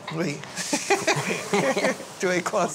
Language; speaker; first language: French; non-native, fluent; English